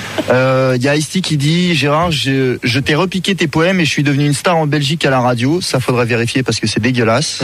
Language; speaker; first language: French; native; French